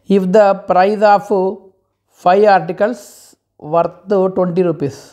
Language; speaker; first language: English; non-native, local second language; Telugu